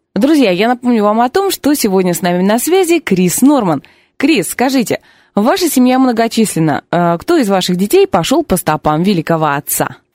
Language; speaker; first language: Russian; native; Russian